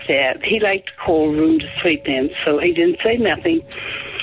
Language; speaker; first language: English; native; English